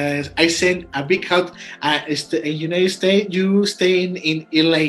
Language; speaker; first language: English; non-native, learner; Spanish